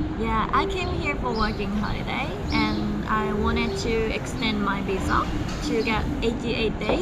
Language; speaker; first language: English; non-native, learner; Japanese